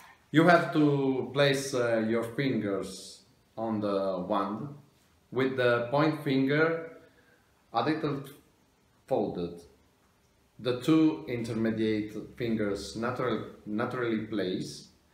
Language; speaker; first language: English; non-native, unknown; Italian